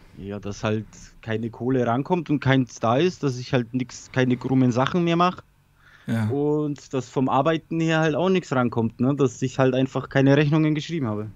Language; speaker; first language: German; early bilingual, other home language; Polish